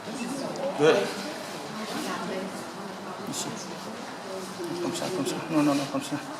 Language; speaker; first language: French; non-native, learner; Vietnamese